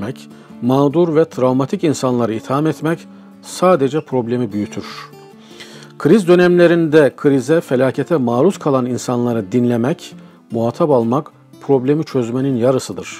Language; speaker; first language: Turkish; native; Turkish